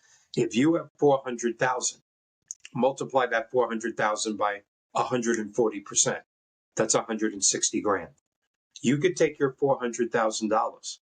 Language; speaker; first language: English; native; English